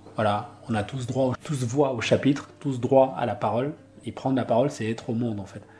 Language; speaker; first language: French; non-native, local second language; Duala